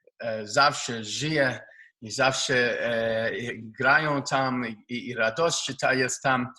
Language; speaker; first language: Polish; non-native, learner; Hebrew